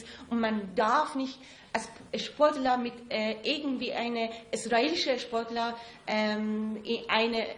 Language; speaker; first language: German; non-native, fluent; Persian